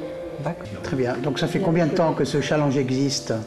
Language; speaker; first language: French; native; French